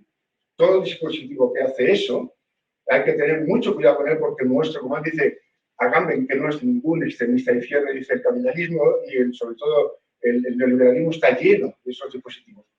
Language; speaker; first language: Spanish; native; Spanish